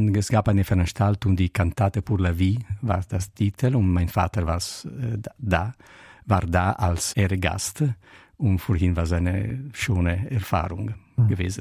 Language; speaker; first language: German; non-native, learner; Italian